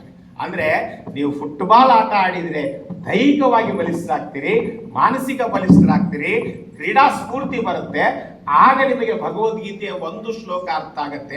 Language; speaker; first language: Kannada; native; Kannada